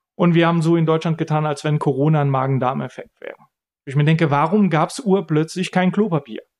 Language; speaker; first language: German; early bilingual, other home language; Bulgarian